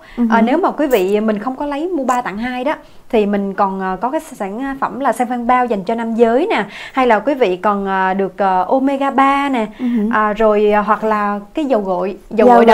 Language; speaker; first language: Vietnamese; native; Vietnamese